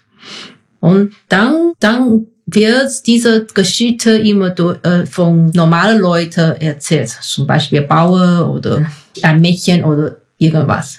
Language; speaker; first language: German; non-native, fluent; Chinese